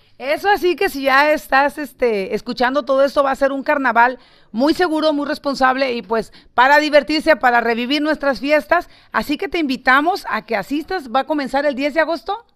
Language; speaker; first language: Spanish; native; Spanish